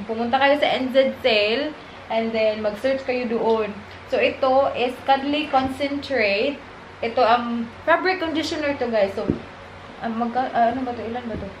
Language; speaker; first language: Filipino; native; Filipino